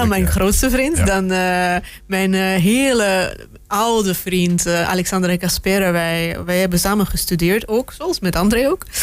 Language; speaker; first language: Dutch; non-native, fluent; Russian